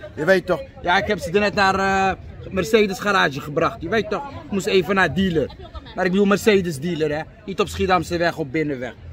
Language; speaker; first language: Dutch; non-native, fluent; Arabic